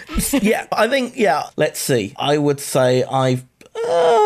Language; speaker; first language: English; native; English